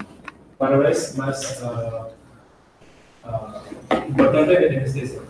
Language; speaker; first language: Spanish; non-native, learner; French